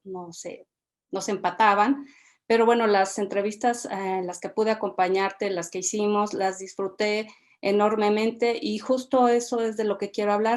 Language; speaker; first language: Spanish; native; Spanish